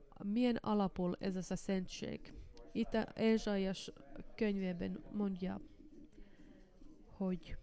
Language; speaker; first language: Hungarian; non-native, fluent; Finnish